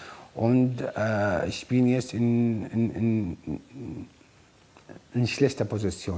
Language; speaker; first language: German; non-native, learner; Arabic